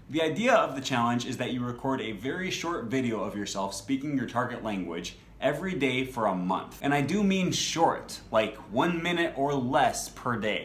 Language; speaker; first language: English; native; English